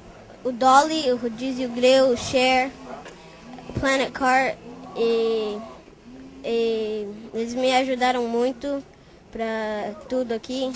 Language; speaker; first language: Portuguese; early bilingual, heritage; English